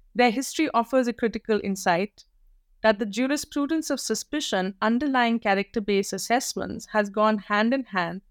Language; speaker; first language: English; non-native, local second language; Hindi